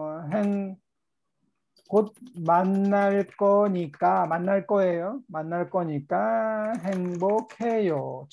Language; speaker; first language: Korean; native; Korean